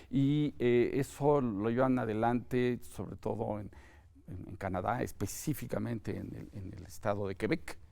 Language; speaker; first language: Spanish; native; Spanish